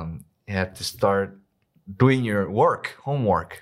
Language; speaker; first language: English; non-native, learner; Korean